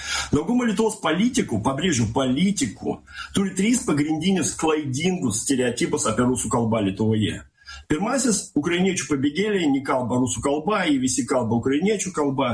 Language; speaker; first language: Lithuanian; non-native, local second language; Russian